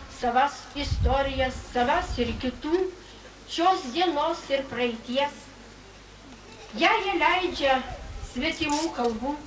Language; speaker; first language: Lithuanian; native; Lithuanian